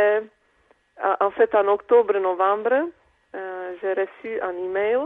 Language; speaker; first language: French; non-native, fluent; Czech